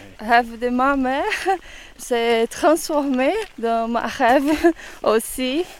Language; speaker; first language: French; non-native, learner; Portuguese